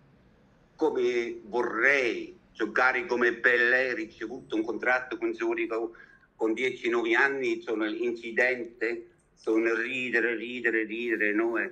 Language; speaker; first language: Italian; non-native, learner; German